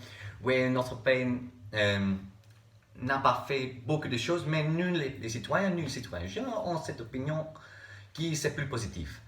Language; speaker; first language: French; non-native, learner; English